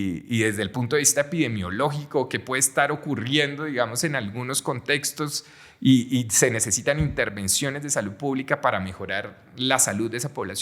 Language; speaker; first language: Spanish; native; Spanish